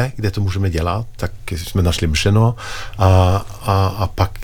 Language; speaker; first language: Czech; non-native, fluent; Norwegian